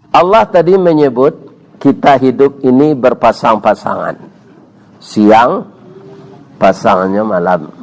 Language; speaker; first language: Malay; non-native, local second language; Minangkabau